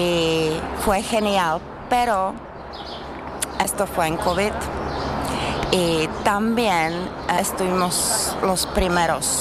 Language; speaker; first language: Spanish; non-native, learner; Czech